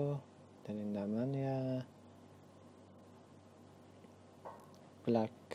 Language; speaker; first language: Indonesian; non-native, learner; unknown